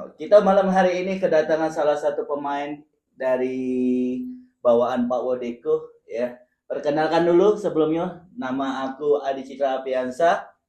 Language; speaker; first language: Indonesian; native; Indonesian